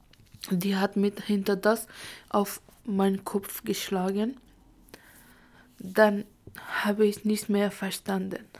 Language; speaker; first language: German; non-native, learner; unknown